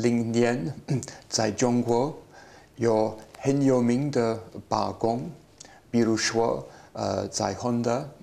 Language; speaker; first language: Chinese; non-native, learner; English